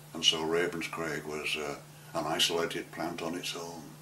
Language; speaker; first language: English; native; English